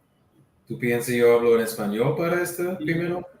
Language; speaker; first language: Spanish; non-native, learner; English